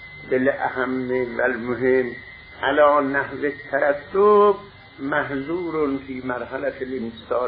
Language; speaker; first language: Arabic; non-native, fluent; Persian